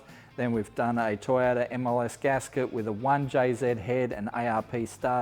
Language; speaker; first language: English; native; English